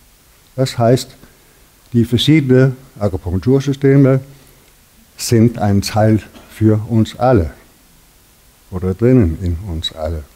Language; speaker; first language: German; non-native, learner; Danish